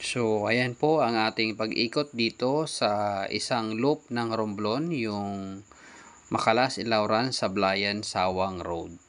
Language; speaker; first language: Filipino; native; Filipino